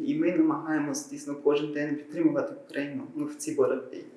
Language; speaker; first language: Ukrainian; non-native, fluent; German